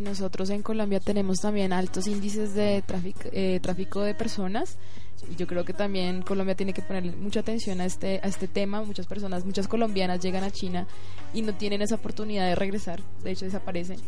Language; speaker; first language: Spanish; native; Spanish